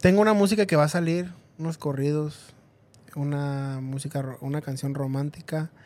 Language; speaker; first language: Spanish; early bilingual, heritage; Spanish